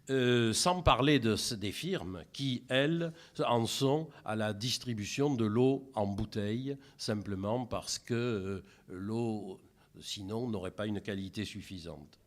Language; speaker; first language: French; native; French